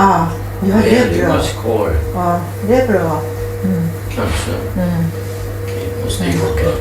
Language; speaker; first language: Swedish; non-native, learner; Thai